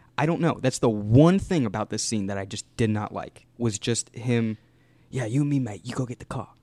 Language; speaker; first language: English; native; English